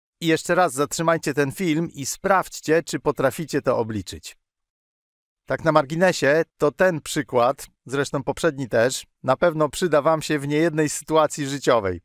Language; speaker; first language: Polish; native; Polish